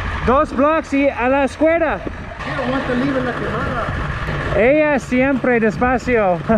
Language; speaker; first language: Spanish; non-native, learner; English